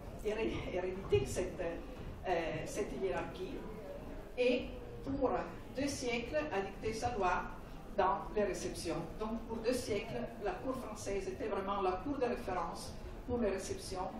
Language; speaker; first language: French; non-native, fluent; Italian